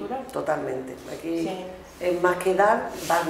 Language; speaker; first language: Spanish; native; Spanish